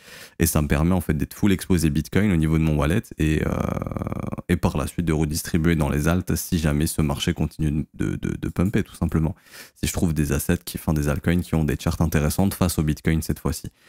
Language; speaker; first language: French; native; French